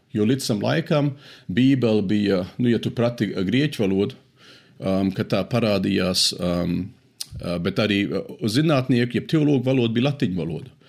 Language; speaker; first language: Latvian; early bilingual, heritage; Latvian